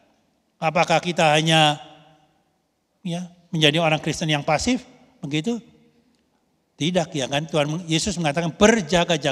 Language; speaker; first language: Indonesian; native; Indonesian